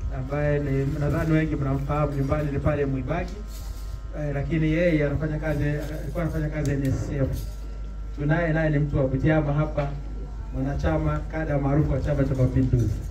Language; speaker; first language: Swahili; native; Swahili